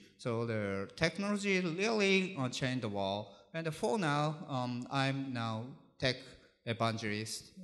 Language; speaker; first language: English; non-native, learner; Japanese